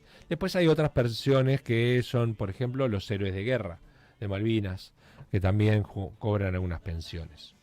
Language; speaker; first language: Spanish; native; Spanish